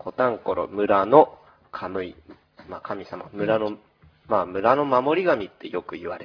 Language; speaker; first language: Japanese; native; Japanese